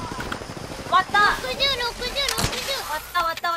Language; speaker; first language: Japanese; non-native, fluent; Thai